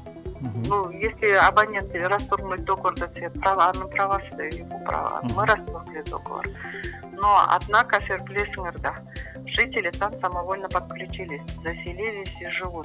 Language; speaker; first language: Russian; non-native, local second language; Kyrgyz